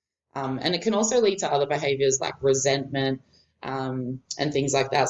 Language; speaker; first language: English; native; English